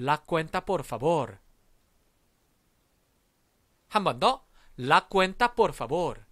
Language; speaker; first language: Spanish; non-native, fluent; Korean